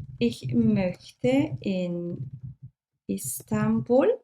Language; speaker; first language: German; non-native, fluent; Turkish